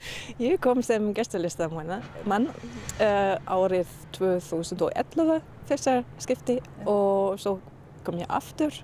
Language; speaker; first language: Icelandic; non-native, learner; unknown